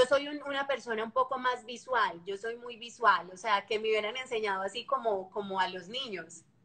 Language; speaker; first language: Spanish; native; Spanish